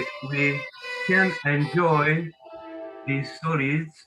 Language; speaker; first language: English; non-native, learner; Hungarian